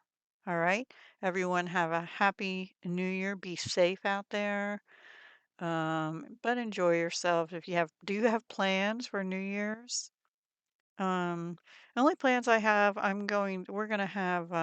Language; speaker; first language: English; native; English